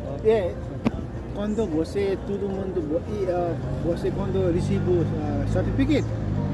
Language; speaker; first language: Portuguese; non-native, learner; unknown